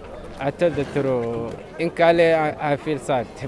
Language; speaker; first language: English; non-native, learner; Arabic